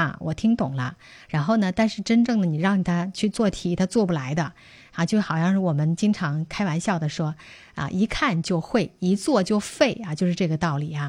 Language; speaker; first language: Chinese; native; Chinese